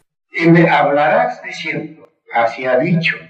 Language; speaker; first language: Spanish; non-native, local second language; Quechua